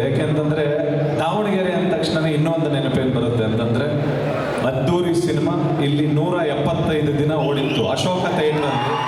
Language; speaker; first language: Kannada; native; Kannada